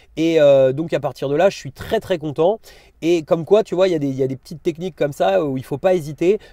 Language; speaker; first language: French; native; French